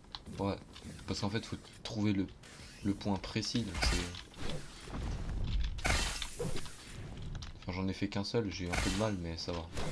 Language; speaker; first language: French; native; French